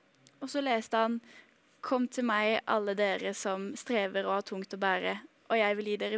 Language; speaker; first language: Norwegian; native; Norwegian